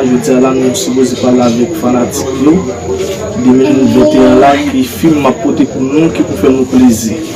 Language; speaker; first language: French; non-native, learner; Haitian Creole